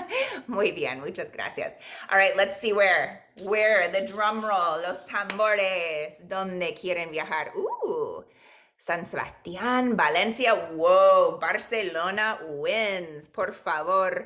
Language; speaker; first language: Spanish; non-native, fluent; English